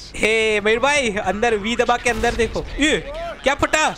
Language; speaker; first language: Hindi; non-native, local second language; Gujarati